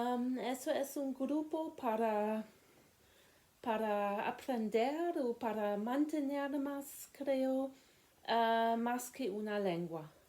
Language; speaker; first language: Spanish; non-native, learner; German